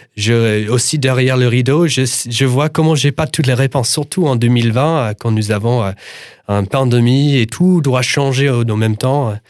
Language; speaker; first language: French; non-native, fluent; English